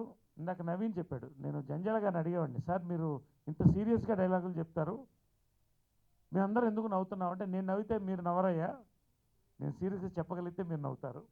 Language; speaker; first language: Telugu; native; Telugu